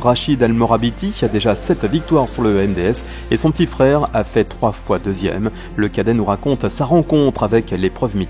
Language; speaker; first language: French; native; French